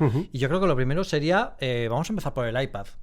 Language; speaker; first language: Spanish; native; Spanish